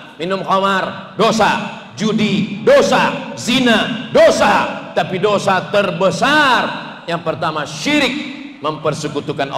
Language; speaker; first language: Indonesian; native; Indonesian